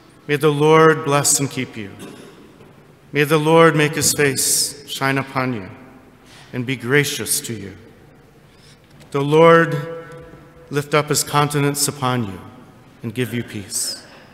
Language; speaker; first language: English; native; English